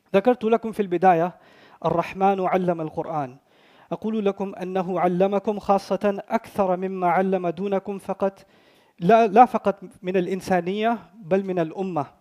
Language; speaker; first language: Arabic; non-native, fluent; Urdu